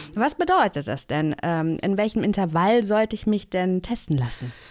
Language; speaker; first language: German; native; German